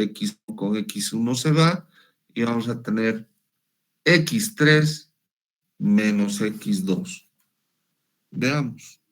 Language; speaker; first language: Spanish; native; Spanish